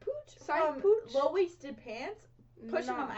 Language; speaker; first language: English; native; English